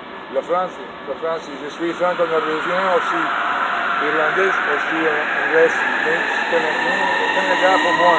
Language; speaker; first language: French; non-native, learner; English